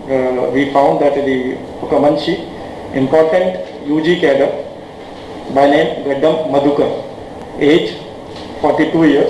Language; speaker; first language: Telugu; non-native, learner; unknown